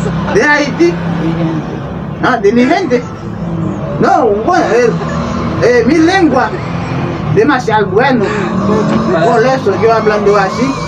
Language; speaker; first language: Spanish; non-native, learner; Haitian Creole